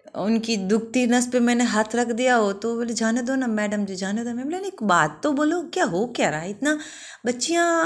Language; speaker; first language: Hindi; non-native, local second language; Gujarati